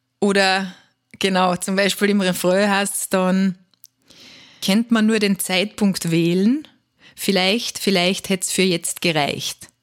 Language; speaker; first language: German; native; German